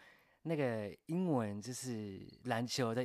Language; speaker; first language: Chinese; non-native, fluent; English